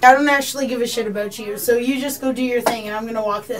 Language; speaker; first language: English; native; English